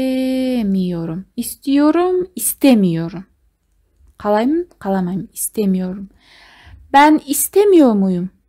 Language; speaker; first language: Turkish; non-native, fluent; Kazakh